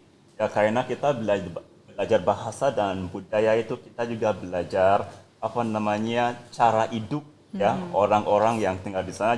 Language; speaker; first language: Indonesian; non-native, fluent; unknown